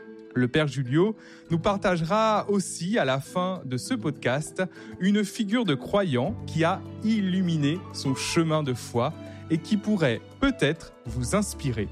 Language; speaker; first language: French; native; French